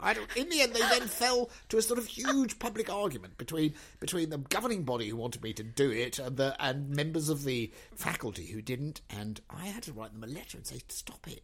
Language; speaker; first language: English; native; English